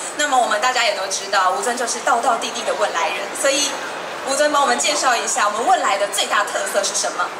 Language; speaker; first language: Chinese; native; Chinese